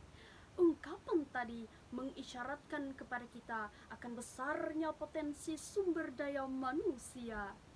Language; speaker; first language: Indonesian; native; Indonesian